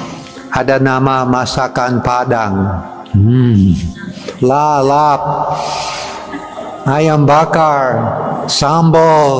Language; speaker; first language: Indonesian; non-native, fluent; English